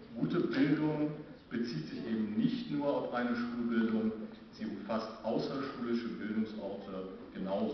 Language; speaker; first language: German; native; German